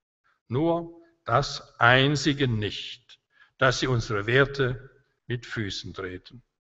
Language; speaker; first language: German; native; German